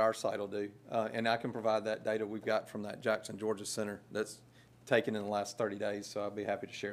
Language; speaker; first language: English; native; English